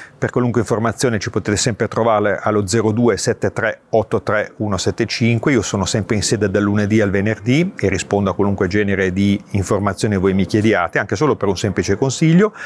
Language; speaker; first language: Italian; native; Italian